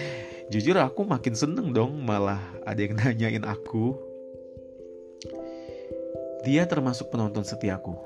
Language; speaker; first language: Indonesian; native; Indonesian